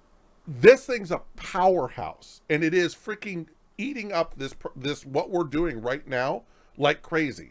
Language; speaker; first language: English; native; English